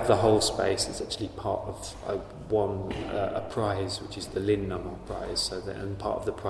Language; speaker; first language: English; native; English